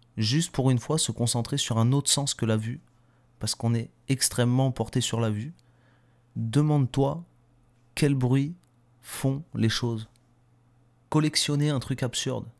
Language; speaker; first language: French; native; French